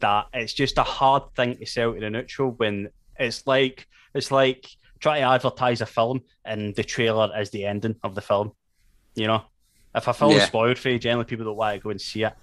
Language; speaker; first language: English; native; English